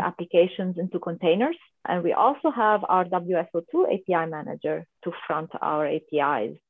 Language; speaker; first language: English; non-native, fluent; Arabic